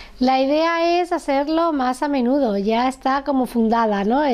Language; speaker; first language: Spanish; native; Spanish